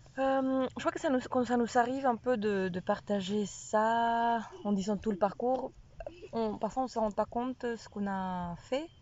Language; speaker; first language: French; non-native, fluent; Spanish